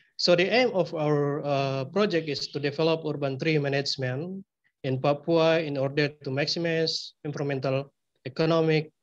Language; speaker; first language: English; non-native, fluent; Indonesian